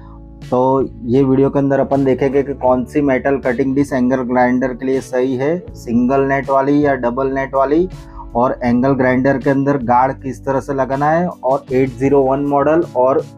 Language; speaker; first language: Hindi; native; Hindi